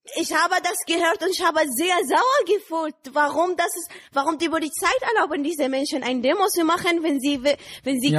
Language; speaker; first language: German; non-native, learner; Arabic